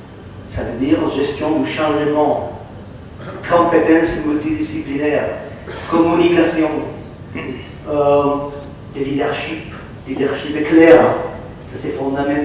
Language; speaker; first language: French; non-native, fluent; Catalan